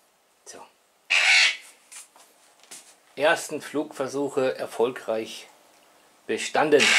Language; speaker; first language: German; native; German